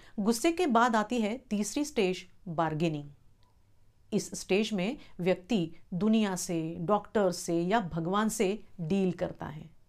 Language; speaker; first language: Hindi; non-native, local second language; Marathi